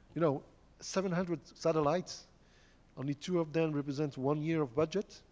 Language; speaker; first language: English; non-native, fluent; French